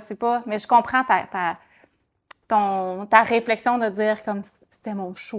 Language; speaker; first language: French; native; French